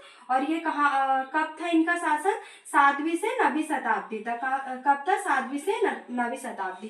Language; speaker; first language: Hindi; native; Hindi